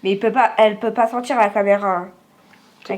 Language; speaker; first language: French; native; French